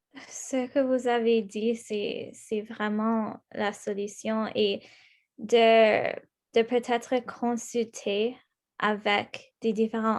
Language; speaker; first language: French; non-native, local second language; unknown